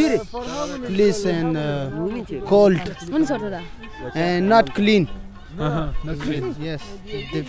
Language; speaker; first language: English; non-native, learner; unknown